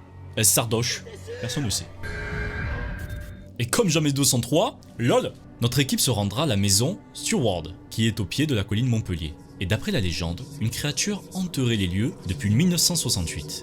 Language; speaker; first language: French; native; French